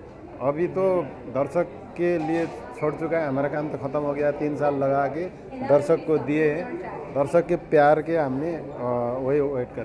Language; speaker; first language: Hindi; non-native, fluent; Nepali